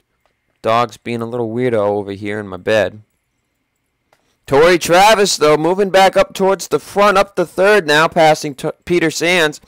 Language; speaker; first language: English; native; English